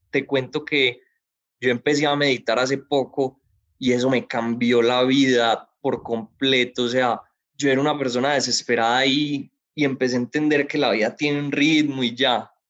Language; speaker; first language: Spanish; native; Spanish